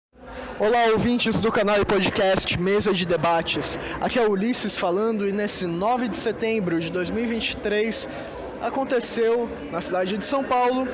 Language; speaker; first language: Portuguese; native; Portuguese